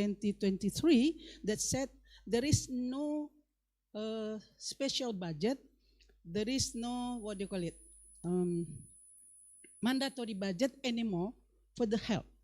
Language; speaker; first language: English; non-native, learner; Indonesian